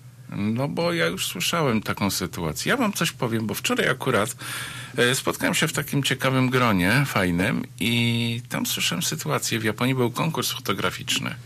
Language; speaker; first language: Polish; native; Polish